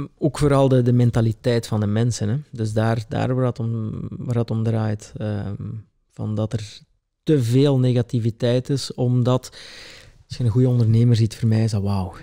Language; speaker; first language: Dutch; early bilingual, other home language; Italian